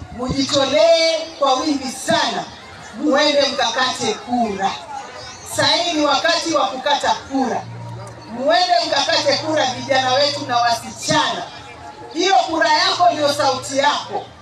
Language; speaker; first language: Swahili; non-native, local second language; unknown